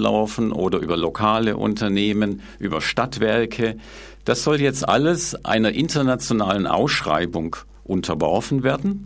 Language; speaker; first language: German; native; German